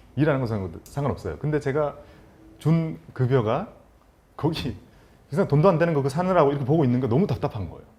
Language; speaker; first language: Korean; native; Korean